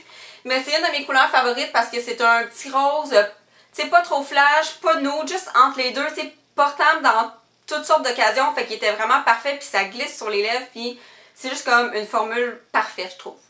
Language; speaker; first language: French; native; French